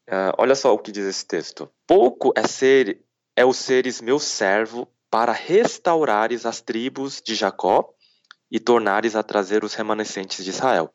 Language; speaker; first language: Portuguese; early bilingual, other home language; Korean